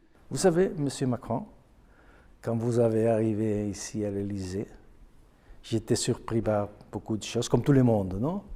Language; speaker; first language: French; non-native, fluent; Spanish